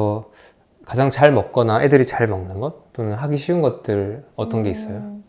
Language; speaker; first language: Korean; native; Korean